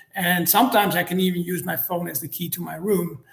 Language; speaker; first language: English; non-native, fluent; Dutch